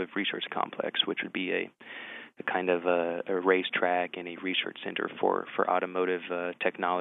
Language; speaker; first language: English; native; English